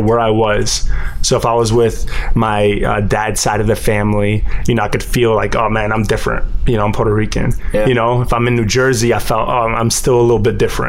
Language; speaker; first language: English; native; English